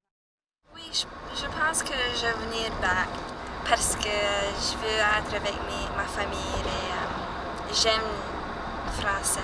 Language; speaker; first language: French; early bilingual, heritage; French